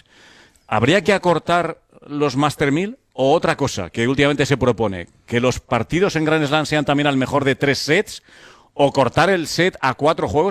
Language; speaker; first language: Spanish; native; Spanish